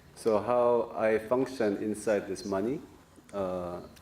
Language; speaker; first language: English; non-native, learner; Korean